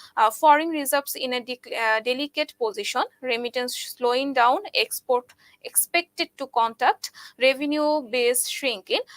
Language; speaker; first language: English; non-native, local second language; Bangla